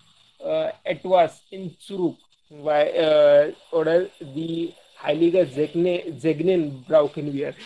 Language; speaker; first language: German; non-native, learner; Hindi